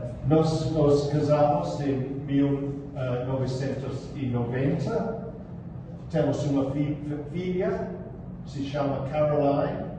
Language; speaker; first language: Portuguese; non-native, fluent; English